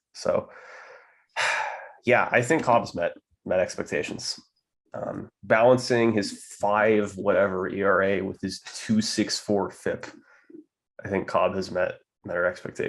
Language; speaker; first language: English; native; English